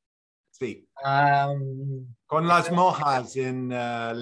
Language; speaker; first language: Spanish; non-native, fluent; English